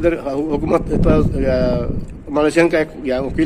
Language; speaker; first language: Hindi; non-native, learner; Bangla